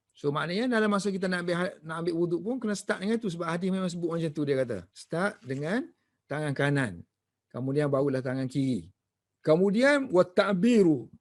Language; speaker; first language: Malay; native; Malay